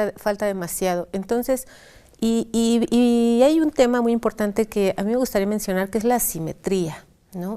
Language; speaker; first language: Spanish; native; Spanish